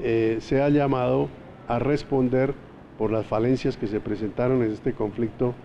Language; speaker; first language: Spanish; native; Spanish